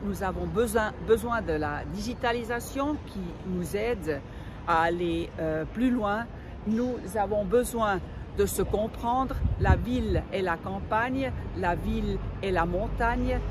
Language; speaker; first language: French; non-native, local second language; German